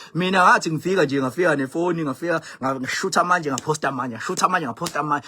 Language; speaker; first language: Zulu; native; Zulu